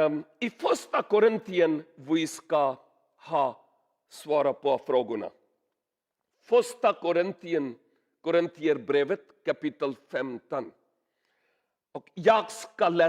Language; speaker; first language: Swedish; non-native, learner; Urdu